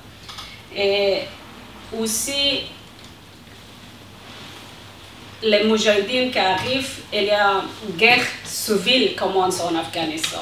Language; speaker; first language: French; non-native, learner; Persian